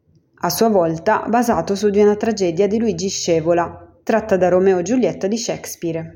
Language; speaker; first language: Italian; native; Italian